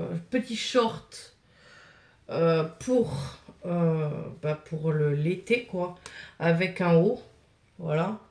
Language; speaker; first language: French; native; French